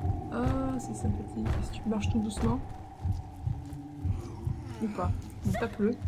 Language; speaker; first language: French; native; French